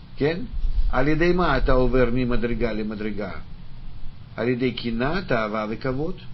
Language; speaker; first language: Hebrew; non-native, fluent; Russian